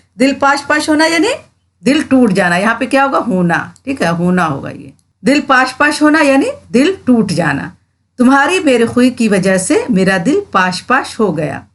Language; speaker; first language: Urdu; native; Urdu